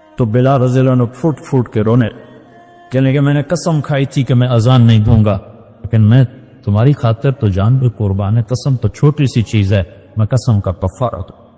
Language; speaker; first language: Urdu; non-native, local second language; Punjabi